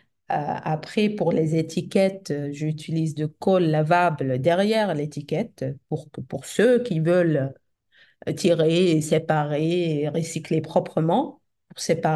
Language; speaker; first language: French; non-native, fluent; Arabic